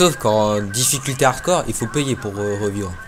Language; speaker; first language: French; native; French